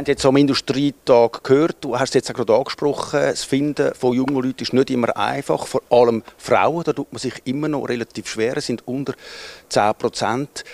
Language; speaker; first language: German; native; German